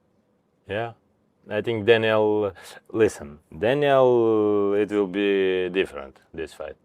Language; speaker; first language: English; non-native, learner; Ukrainian